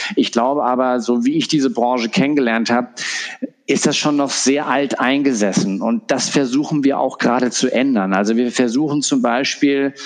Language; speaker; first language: German; native; German